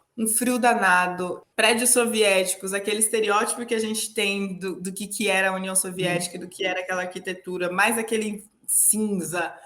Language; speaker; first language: Portuguese; native; Portuguese